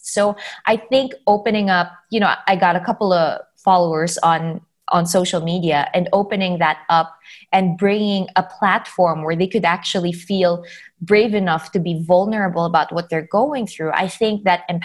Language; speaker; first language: English; non-native, local second language; Filipino